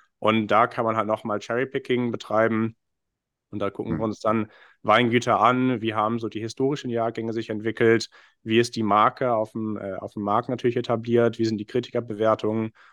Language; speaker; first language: German; non-native, fluent; English